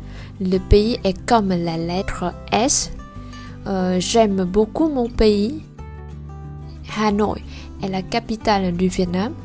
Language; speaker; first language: French; non-native, learner; Vietnamese